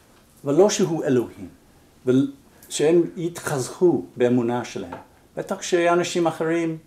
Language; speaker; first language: Hebrew; non-native, fluent; English